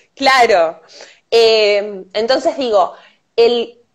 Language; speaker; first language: Spanish; native; Spanish